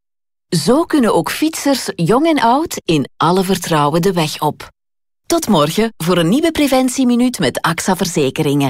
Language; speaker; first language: Dutch; native; Dutch